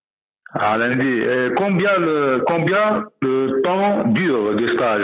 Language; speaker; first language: French; non-native, learner; Arabic